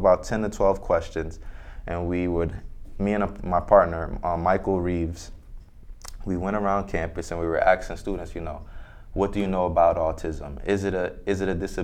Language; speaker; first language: English; native; English